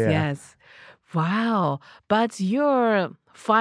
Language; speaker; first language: English; non-native, learner; Japanese